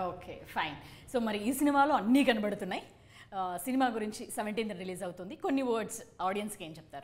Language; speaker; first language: Telugu; native; Telugu